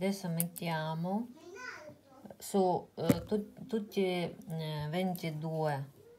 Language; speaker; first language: Italian; non-native, fluent; Russian